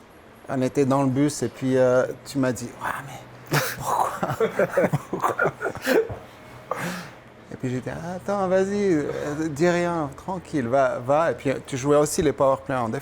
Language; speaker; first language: French; native; French